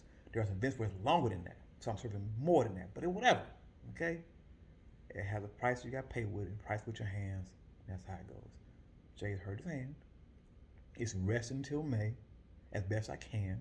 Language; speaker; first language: English; native; English